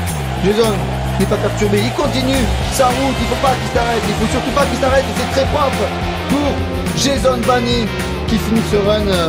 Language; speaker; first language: French; native; French